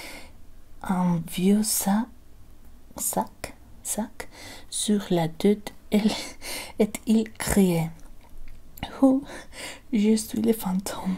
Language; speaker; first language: French; non-native, learner; Spanish